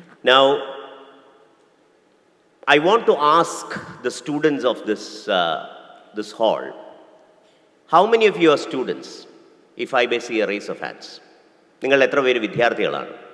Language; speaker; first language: English; non-native, local second language; Malayalam